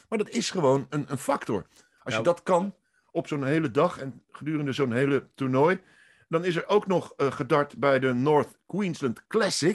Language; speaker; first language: Dutch; native; Dutch